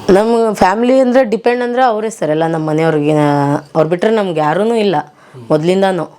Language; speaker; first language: Kannada; native; Kannada